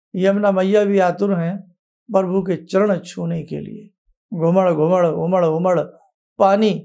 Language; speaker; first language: Hindi; native; Hindi